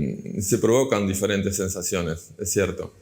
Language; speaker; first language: Spanish; native; Spanish